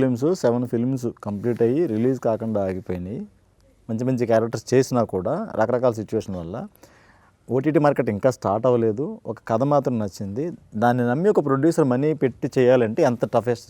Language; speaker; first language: Telugu; native; Telugu